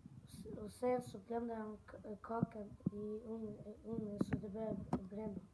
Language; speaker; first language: Swedish; early bilingual, other home language; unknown